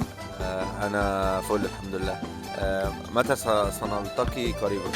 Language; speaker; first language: Egyptian Arabic; native; Egyptian Arabic